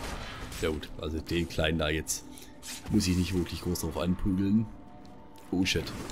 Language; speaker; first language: German; native; German